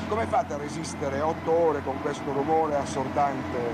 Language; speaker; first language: Italian; native; Italian